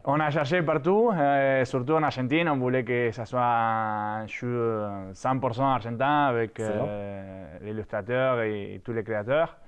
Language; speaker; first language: French; non-native, fluent; Spanish